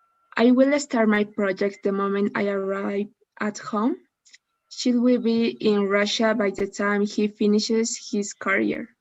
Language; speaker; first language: English; non-native, learner; Spanish